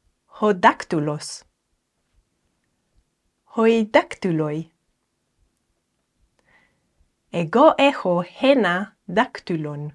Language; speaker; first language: Greek; non-native, fluent; English